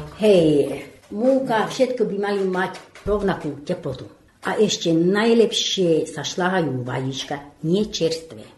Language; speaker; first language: Slovak; non-native, local second language; Hungarian